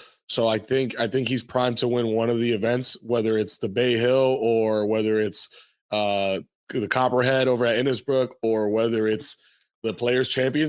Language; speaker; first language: English; native; English